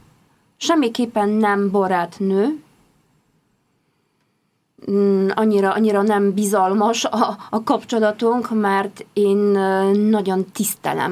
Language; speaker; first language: Hungarian; non-native, fluent; Polish